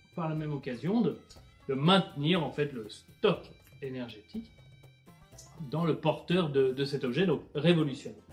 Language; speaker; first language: French; native; French